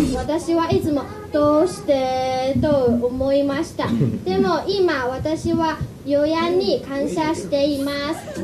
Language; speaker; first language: Japanese; non-native, learner; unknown